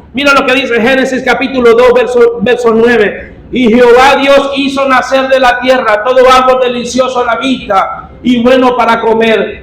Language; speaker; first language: Spanish; native; Spanish